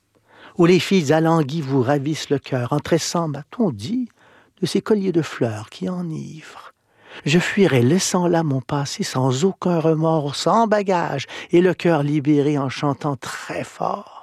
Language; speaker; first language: French; native; French